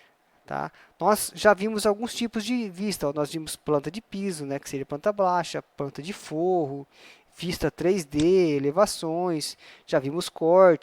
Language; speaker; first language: Portuguese; native; Portuguese